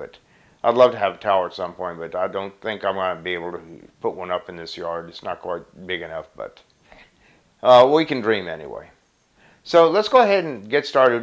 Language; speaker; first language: English; native; English